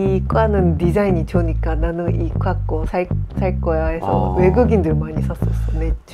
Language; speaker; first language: Korean; non-native, fluent; Japanese